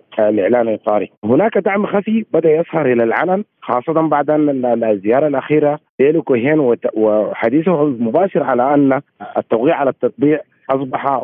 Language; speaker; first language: Arabic; native; Arabic